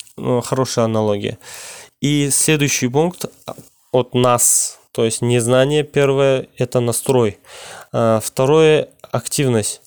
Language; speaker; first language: Russian; non-native, local second language; Kazakh